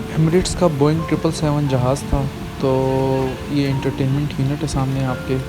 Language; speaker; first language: Urdu; non-native, local second language; Punjabi